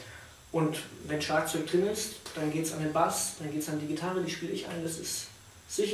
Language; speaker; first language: German; native; German